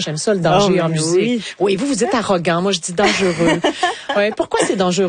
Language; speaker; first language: French; native; French